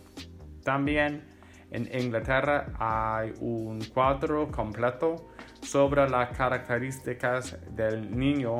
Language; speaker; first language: Spanish; non-native, fluent; English